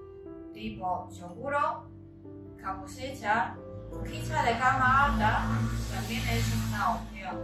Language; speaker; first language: Spanish; non-native, learner; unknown